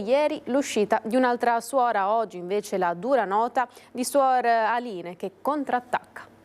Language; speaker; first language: Italian; native; Italian